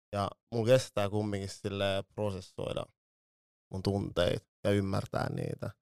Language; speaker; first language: Finnish; early bilingual, other home language; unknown